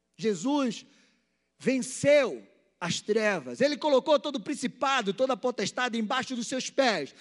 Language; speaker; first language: Portuguese; native; Portuguese